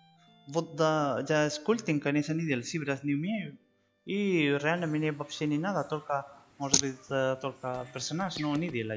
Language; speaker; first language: Russian; non-native, learner; Spanish